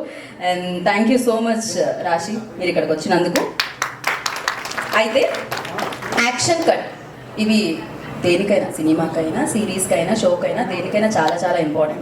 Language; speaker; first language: Telugu; native; Telugu